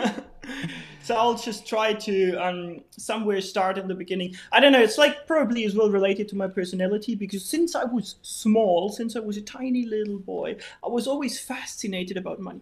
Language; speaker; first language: English; non-native, fluent; German